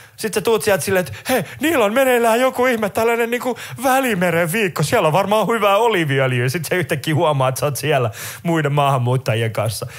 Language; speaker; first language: Finnish; early bilingual, other home language; Persian